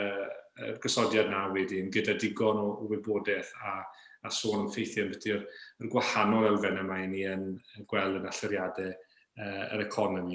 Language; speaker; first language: Welsh; native; Welsh